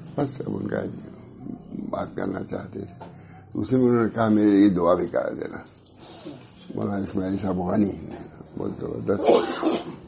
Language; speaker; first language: Urdu; native; Urdu